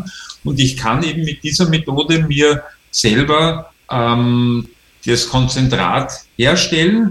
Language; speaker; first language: German; native; German